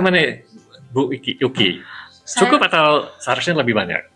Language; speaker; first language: Indonesian; non-native, fluent; English